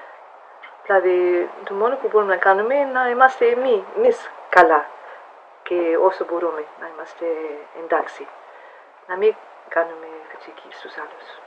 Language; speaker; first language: Greek; non-native, fluent; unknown